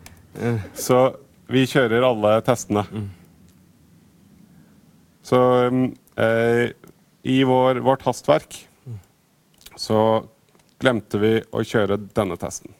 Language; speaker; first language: Norwegian; native; Norwegian